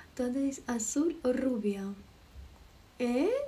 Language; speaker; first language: Spanish; non-native, learner; Ukrainian